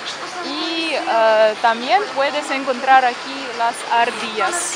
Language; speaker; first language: Spanish; non-native, fluent; Russian